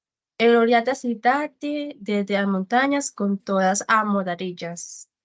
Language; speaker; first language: Portuguese; non-native, learner; Spanish